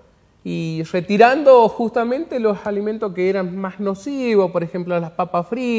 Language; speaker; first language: Spanish; native; Spanish